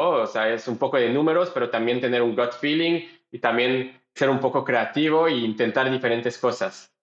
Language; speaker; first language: Spanish; non-native, fluent; French